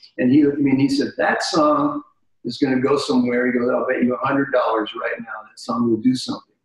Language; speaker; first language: English; native; English